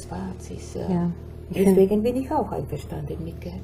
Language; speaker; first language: German; non-native, fluent; Spanish